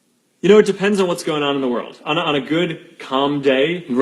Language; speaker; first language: English; native; English